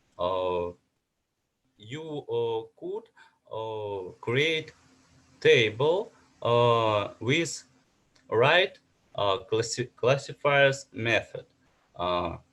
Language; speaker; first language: English; non-native, learner; Russian